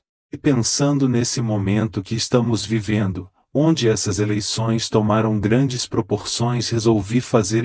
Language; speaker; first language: Portuguese; native; Portuguese